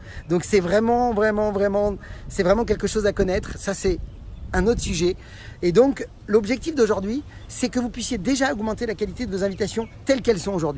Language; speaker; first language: French; native; French